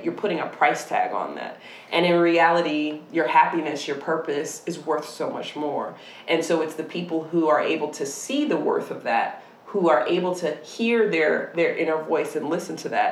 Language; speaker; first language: English; native; English